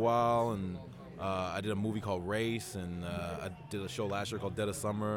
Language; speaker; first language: English; native; English